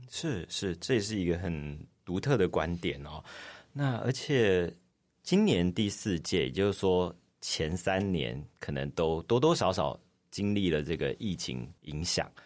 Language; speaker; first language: Chinese; native; Chinese